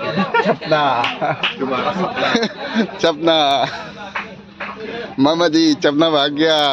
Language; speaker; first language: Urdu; non-native, local second language; Assamese